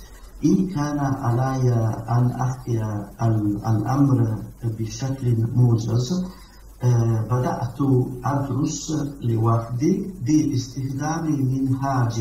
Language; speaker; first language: Arabic; non-native, learner; Italian